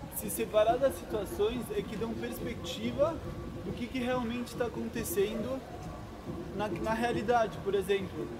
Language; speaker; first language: Portuguese; early bilingual, other home language; Spanish